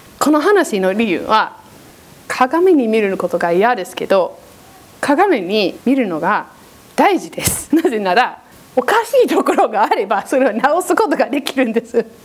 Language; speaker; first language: Japanese; non-native, fluent; English